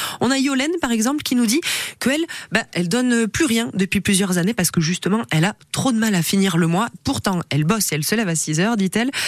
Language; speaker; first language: French; native; French